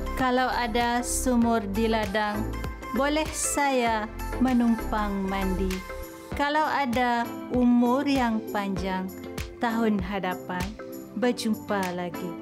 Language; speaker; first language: Malay; native; Malay